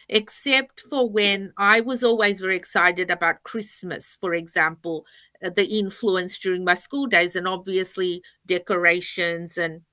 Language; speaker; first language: English; native; English